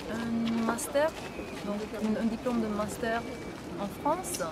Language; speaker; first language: French; non-native, fluent; Romanian